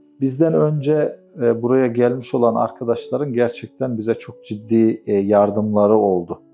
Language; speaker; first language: Turkish; native; Turkish